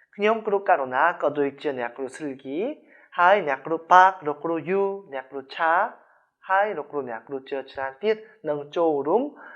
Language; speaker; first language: Khmer; non-native, fluent; Korean